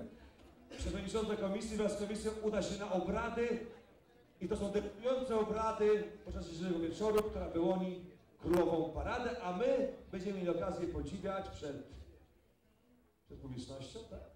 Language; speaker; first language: Polish; native; Polish